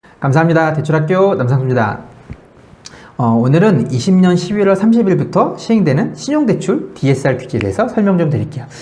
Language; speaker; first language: Korean; native; Korean